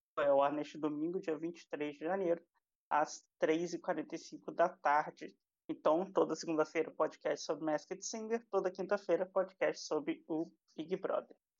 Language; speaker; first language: Portuguese; native; Portuguese